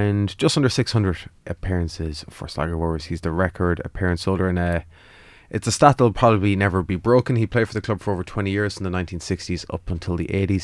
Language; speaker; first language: English; native; English